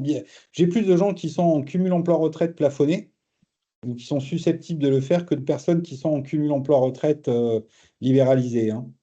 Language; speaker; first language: French; native; French